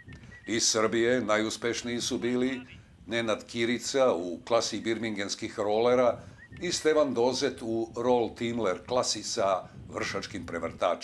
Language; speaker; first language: Bosnian; native; Bosnian